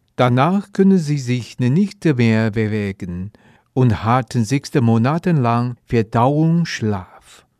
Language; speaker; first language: German; non-native, fluent; Chinese